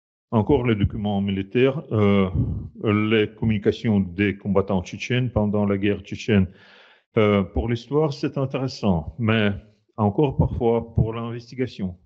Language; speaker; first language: French; non-native, fluent; Russian